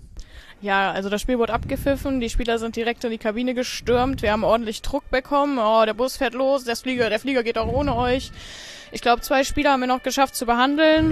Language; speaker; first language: German; native; German